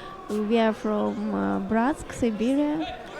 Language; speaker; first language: English; non-native, learner; Russian